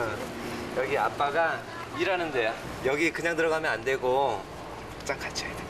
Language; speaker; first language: Korean; native; Korean